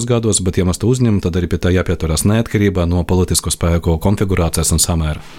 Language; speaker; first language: Latvian; non-native, local second language; Russian